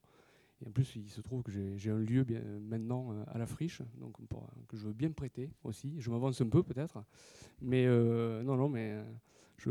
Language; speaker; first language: French; native; French